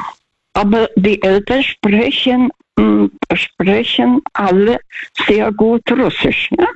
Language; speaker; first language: German; non-native, fluent; Russian